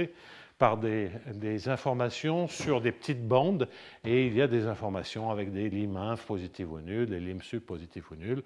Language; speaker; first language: French; native; French